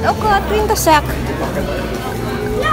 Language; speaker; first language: Dutch; non-native, local second language; Indonesian